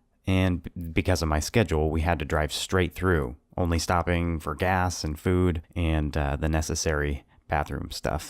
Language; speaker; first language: English; native; English